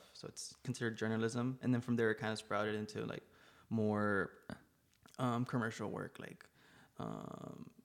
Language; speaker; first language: English; native; English